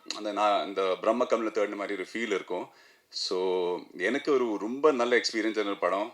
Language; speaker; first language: Tamil; non-native, learner; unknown